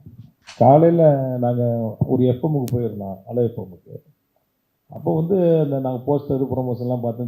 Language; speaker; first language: Tamil; native; Tamil